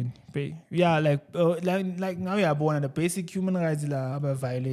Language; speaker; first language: English; non-native, local second language; Zulu